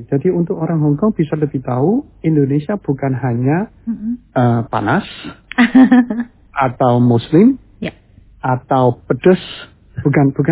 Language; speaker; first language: Indonesian; early bilingual, heritage; Chinese